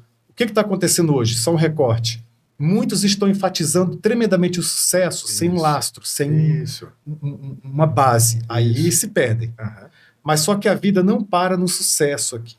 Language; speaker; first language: Portuguese; native; Portuguese